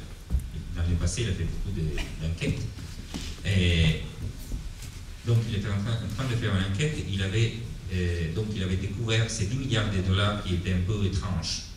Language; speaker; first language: French; non-native, fluent; Italian